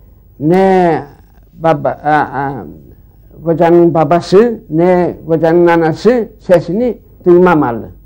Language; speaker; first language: Turkish; early bilingual, heritage; Turkish